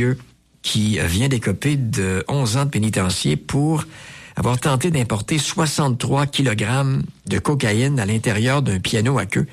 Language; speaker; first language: French; native; French